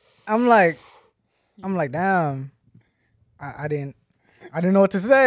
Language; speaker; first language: English; native; English